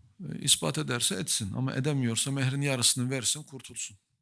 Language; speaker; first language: Turkish; native; Turkish